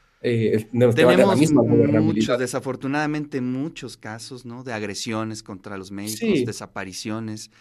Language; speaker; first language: Spanish; native; Spanish